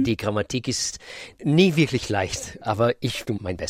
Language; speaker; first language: German; non-native, fluent; Russian